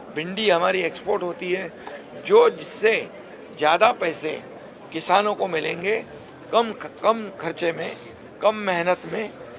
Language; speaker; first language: Hindi; non-native, local second language; Marathi